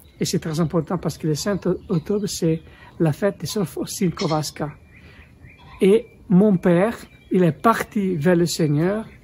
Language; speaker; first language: French; non-native, fluent; Italian